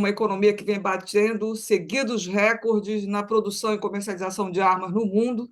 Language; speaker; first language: Portuguese; native; Portuguese